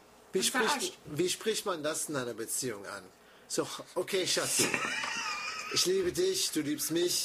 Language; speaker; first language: German; non-native, fluent; English